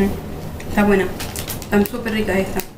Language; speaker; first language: Spanish; native; Spanish